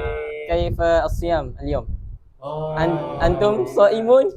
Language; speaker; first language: Arabic; non-native, learner; Malay